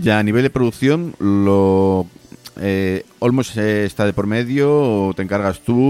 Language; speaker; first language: Spanish; native; Spanish